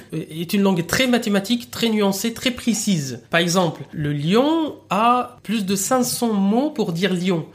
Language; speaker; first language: French; non-native, fluent; Arabic